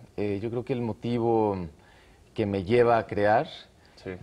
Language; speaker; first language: Spanish; native; Spanish